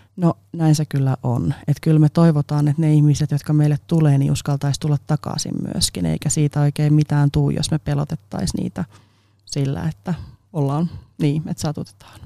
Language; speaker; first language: Finnish; non-native, local second language; Swedish